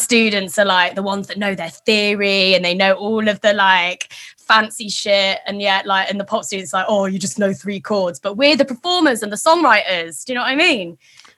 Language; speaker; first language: English; native; English